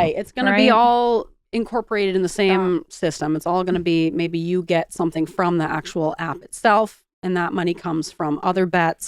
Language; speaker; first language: English; native; English